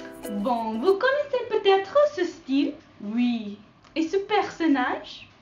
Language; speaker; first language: French; non-native, learner; English